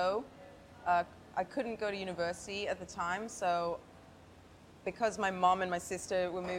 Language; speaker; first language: English; native; English